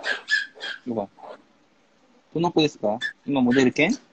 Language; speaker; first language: Japanese; non-native, fluent; Korean